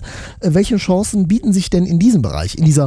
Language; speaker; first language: German; native; German